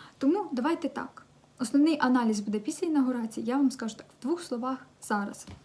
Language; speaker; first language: Ukrainian; non-native, local second language; Russian